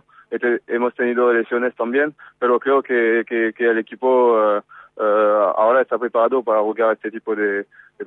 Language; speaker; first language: Spanish; non-native, fluent; French